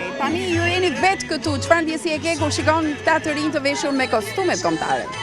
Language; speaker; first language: Albanian; native; Albanian